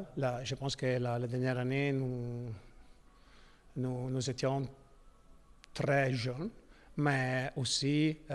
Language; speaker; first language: French; non-native, learner; Italian